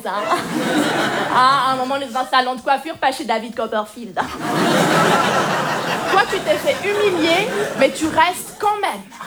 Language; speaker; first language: French; native; French